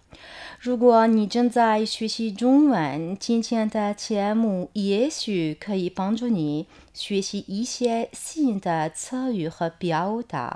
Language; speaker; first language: Chinese; non-native, fluent; Arabic